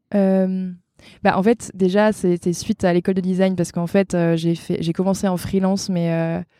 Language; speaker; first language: French; native; French